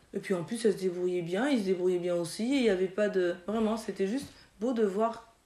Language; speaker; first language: French; native; French